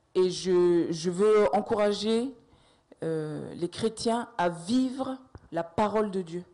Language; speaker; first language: French; native; French